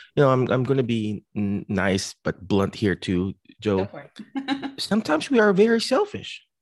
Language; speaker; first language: English; non-native, local second language; Filipino